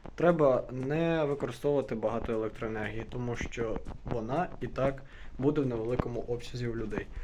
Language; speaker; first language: Ukrainian; non-native, local second language; Russian